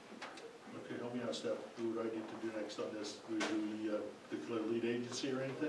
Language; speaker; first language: English; native; English